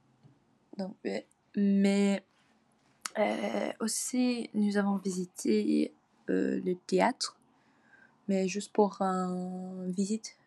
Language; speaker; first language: French; non-native, learner; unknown